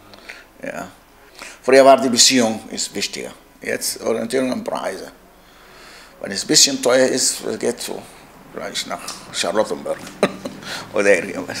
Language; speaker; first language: German; non-native, learner; Arabic